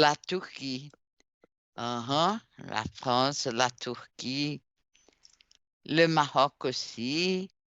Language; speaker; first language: French; non-native, fluent; Portuguese